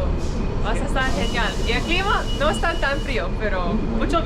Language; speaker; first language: Spanish; non-native, learner; English